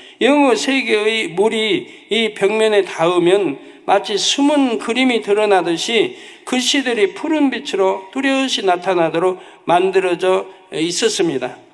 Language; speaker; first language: Korean; native; Korean